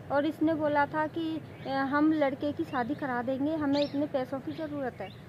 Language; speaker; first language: Hindi; native; Hindi